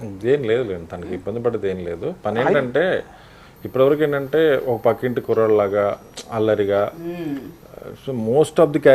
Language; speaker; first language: Telugu; native; Telugu